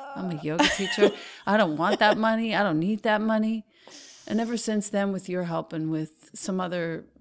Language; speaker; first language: English; native; English